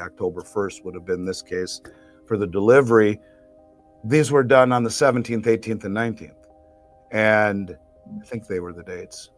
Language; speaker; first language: English; native; English